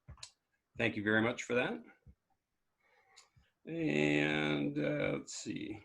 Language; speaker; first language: English; native; English